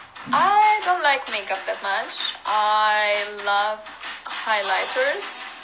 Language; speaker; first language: English; non-native, fluent; Russian